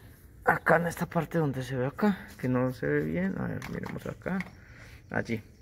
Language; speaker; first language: Spanish; native; Spanish